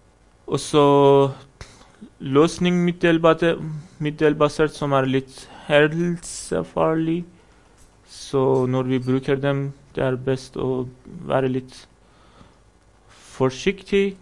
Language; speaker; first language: Norwegian; non-native, fluent; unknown